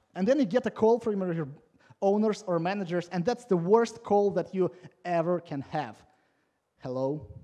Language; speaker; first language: English; non-native, fluent; Latvian